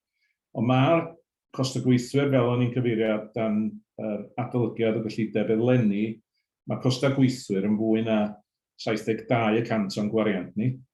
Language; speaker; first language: Welsh; native; Welsh